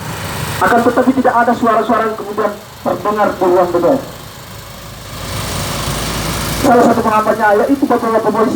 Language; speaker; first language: Indonesian; native; Indonesian